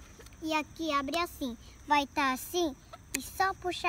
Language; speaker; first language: Portuguese; early bilingual, heritage; Portuguese